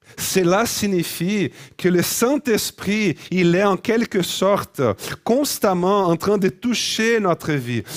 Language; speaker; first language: French; non-native, fluent; Portuguese